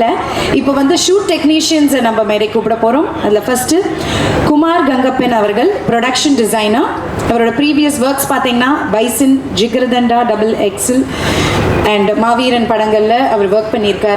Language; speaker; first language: Tamil; native; Tamil